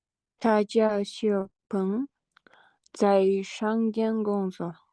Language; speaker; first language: Chinese; non-native, learner; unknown